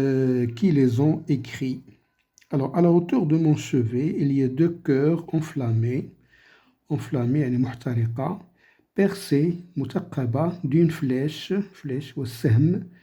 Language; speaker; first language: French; non-native, local second language; Arabic